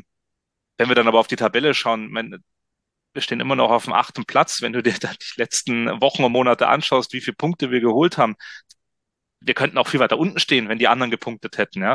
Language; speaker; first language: German; native; German